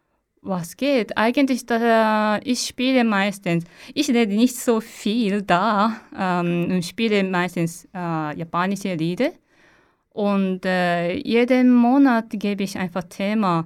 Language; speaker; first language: German; non-native, learner; Japanese